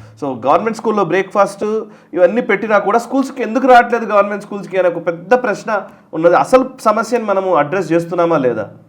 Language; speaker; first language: Telugu; native; Telugu